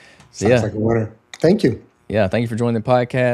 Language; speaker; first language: English; native; English